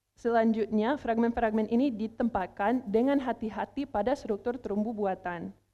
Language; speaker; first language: Indonesian; non-native, fluent; English